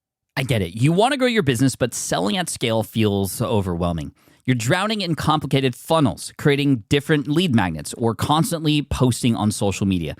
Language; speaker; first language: English; native; English